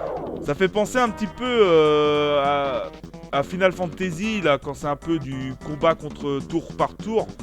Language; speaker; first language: French; native; French